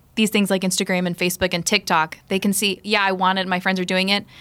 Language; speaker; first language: English; native; English